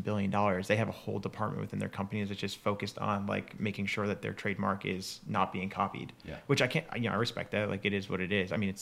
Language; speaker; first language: English; native; English